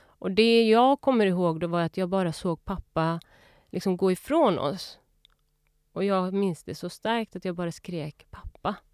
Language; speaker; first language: Swedish; early bilingual, other home language; Persian